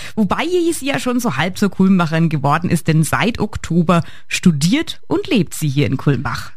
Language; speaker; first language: German; native; German